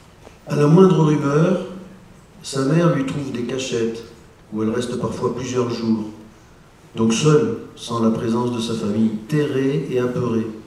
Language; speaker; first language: French; native; French